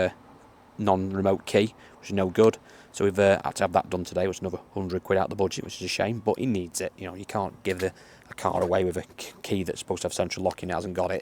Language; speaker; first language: English; native; English